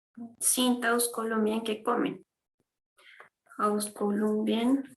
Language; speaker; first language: German; non-native, fluent; Spanish